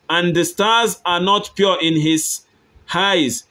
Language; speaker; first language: English; non-native, local second language; Yoruba